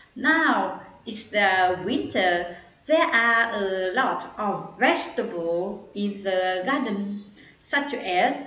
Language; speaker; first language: English; non-native, learner; Vietnamese